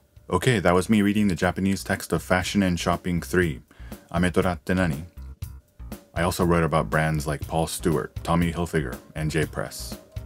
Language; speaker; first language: English; native; English